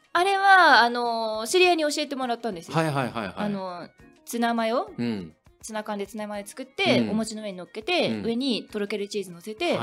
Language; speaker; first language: Japanese; native; Japanese